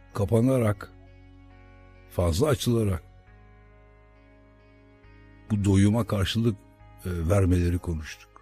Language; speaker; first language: Turkish; native; Turkish